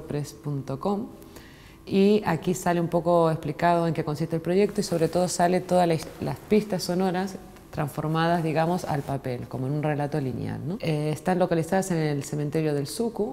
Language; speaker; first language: Spanish; native; Spanish